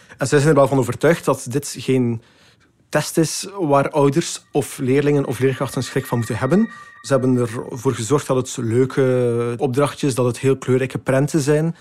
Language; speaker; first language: Dutch; native; Dutch